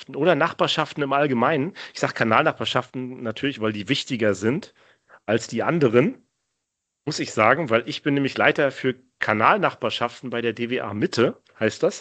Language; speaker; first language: German; native; German